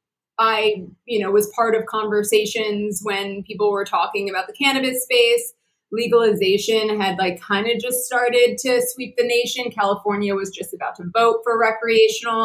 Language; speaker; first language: English; native; English